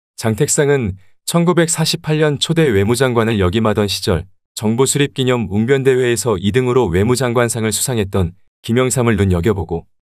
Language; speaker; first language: Korean; native; Korean